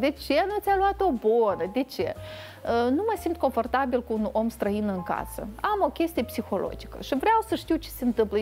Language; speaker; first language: Romanian; native; Romanian